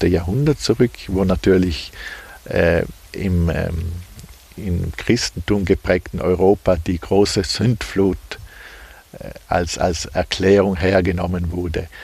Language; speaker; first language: German; native; German